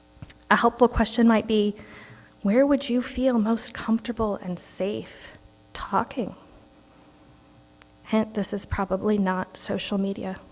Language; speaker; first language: English; native; English